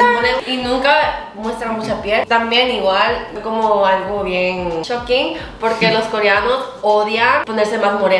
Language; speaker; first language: Spanish; early bilingual, heritage; Korean